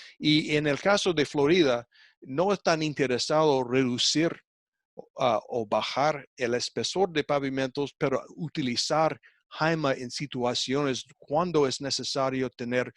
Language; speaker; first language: Spanish; non-native, fluent; English